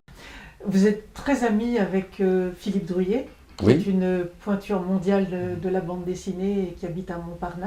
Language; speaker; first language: French; native; French